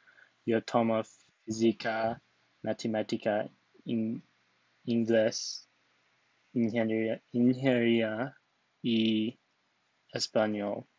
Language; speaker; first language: Spanish; non-native, learner; English